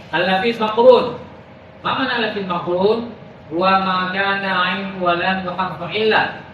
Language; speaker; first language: Arabic; non-native, fluent; Malay